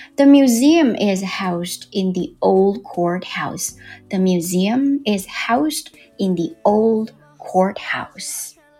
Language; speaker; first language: English; non-native, fluent; Chinese